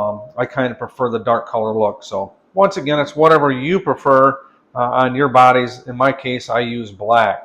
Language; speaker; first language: English; native; English